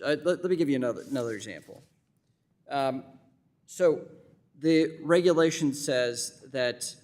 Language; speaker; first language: English; native; English